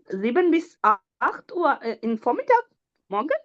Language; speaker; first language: German; non-native, learner; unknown